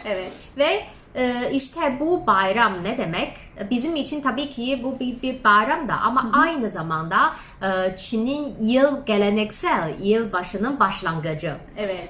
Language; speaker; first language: Turkish; non-native, fluent; Chinese